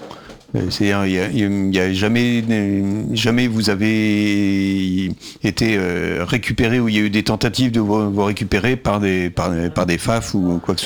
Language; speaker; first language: French; native; French